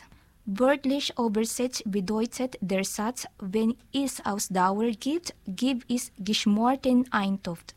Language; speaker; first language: German; non-native, learner; Filipino